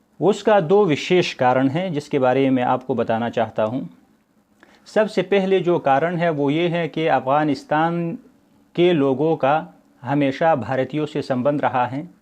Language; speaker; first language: Hindi; non-native, fluent; Pashto